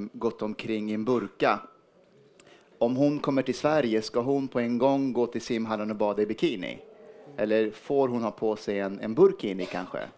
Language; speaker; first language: Swedish; early bilingual, other home language; Persian